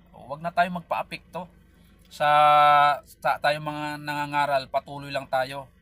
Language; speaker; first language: Filipino; non-native, local second language; Cebuano